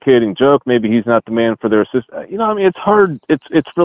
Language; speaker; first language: English; native; English